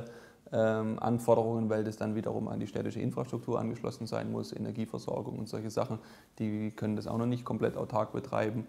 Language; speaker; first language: German; native; German